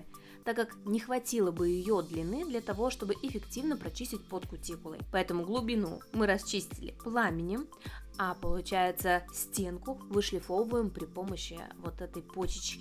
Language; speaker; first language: Russian; native; Russian